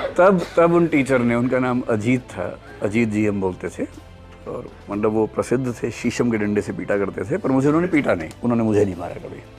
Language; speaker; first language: Hindi; native; Hindi